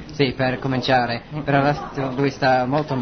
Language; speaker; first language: Italian; non-native, learner; English